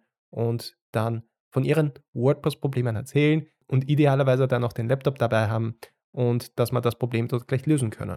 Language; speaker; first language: German; native; German